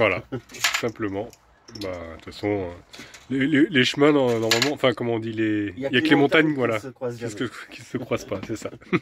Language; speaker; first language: French; native; French